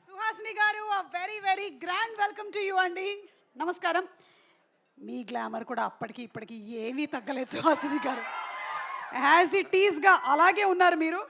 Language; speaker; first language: Telugu; native; Telugu